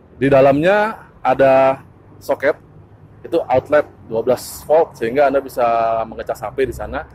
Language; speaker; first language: Indonesian; native; Indonesian